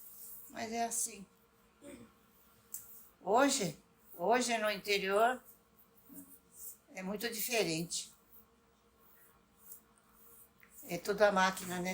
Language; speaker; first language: Portuguese; non-native, local second language; Japanese